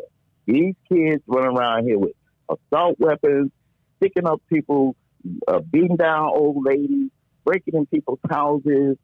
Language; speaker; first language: English; native; English